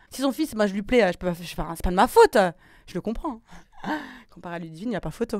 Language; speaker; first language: French; native; French